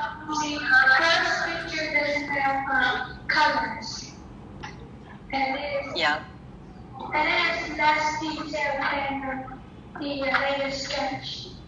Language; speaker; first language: English; non-native, learner; Vietnamese